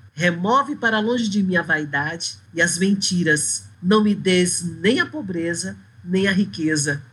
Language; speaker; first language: Portuguese; native; Portuguese